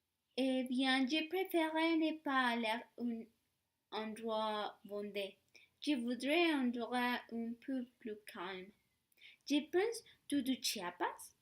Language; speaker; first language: French; non-native, learner; Spanish